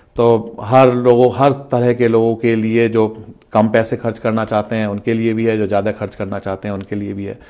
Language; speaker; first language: Hindi; native; Hindi